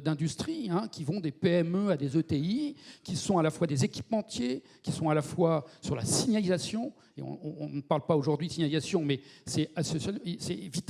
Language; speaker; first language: French; native; French